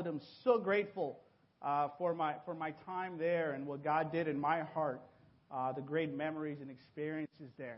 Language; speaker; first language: English; early bilingual, other home language; Spanish